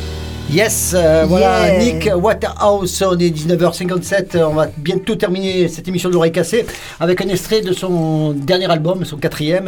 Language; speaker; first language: French; native; French